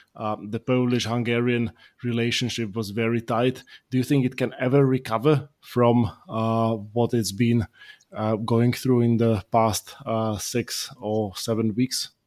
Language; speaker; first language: English; non-native, fluent; Slovak